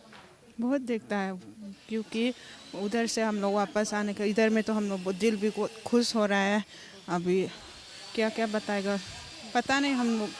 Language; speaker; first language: Hindi; non-native, local second language; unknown